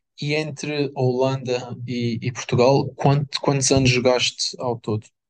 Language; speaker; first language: Portuguese; native; Portuguese